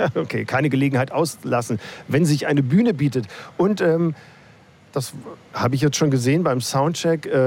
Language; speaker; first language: German; native; German